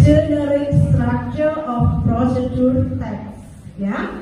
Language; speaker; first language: English; non-native, learner; Indonesian